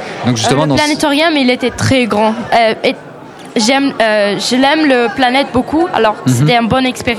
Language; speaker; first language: French; non-native, learner; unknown